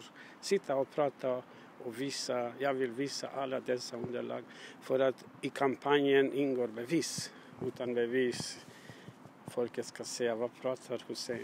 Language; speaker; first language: Swedish; non-native, learner; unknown